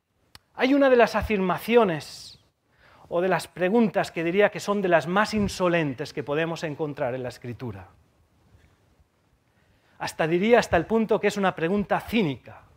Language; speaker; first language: Spanish; native; Spanish